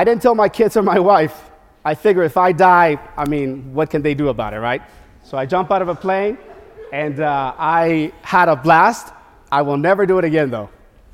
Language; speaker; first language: English; non-native, fluent; Spanish